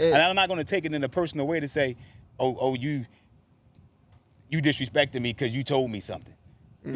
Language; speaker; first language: English; native; English